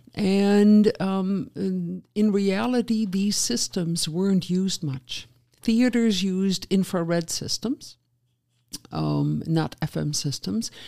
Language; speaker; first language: English; non-native, fluent; Dutch